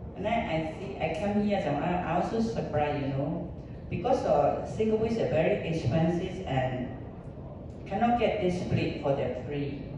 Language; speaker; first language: English; non-native, learner; Burmese